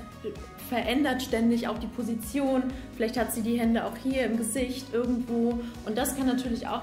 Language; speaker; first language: German; native; German